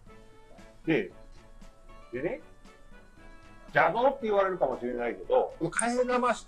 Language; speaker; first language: Japanese; native; Japanese